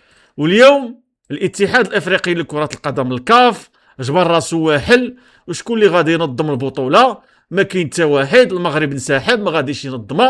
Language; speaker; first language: Arabic; native; Arabic